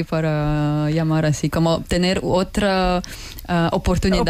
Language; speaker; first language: Spanish; non-native, learner; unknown